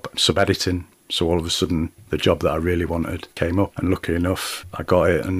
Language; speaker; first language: English; native; English